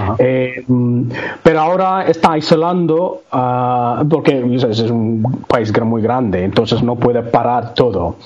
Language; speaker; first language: Spanish; non-native, learner; Tamil